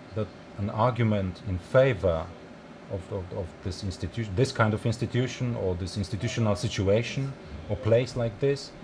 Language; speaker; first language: English; non-native, fluent; Polish